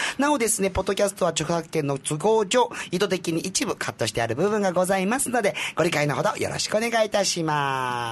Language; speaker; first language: Japanese; native; Japanese